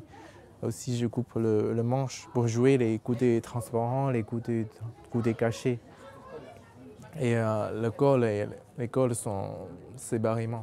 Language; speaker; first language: French; non-native, local second language; Chinese